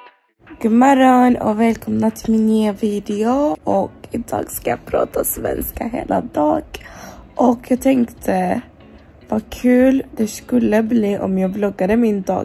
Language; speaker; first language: Swedish; non-native, fluent; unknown